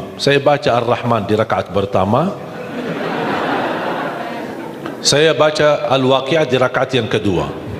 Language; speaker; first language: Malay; non-native, fluent; Arabic